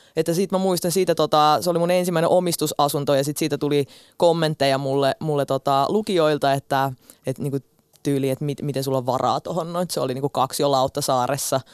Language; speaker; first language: Finnish; early bilingual, other home language; Russian